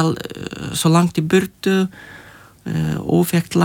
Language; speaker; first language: Icelandic; non-native, fluent; Lithuanian